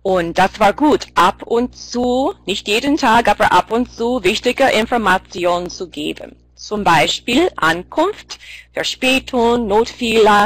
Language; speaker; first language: German; non-native, fluent; English